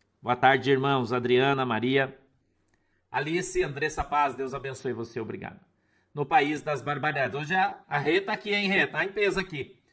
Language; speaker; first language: Portuguese; native; Portuguese